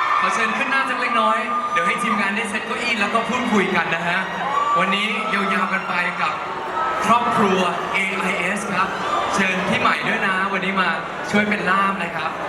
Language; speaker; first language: Thai; native; Thai